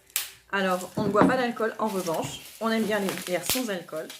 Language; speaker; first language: French; native; French